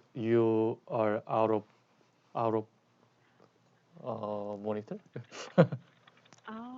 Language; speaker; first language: English; non-native, learner; Korean